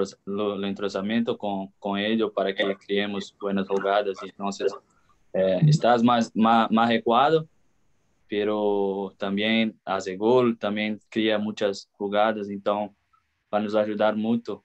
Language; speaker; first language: Spanish; non-native, learner; Portuguese